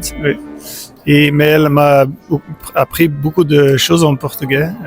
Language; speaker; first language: French; non-native, local second language; Dutch